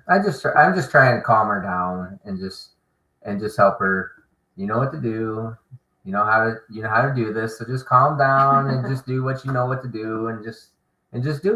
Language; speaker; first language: English; native; English